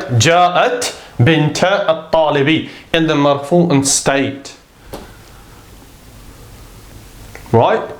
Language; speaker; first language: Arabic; non-native, fluent; English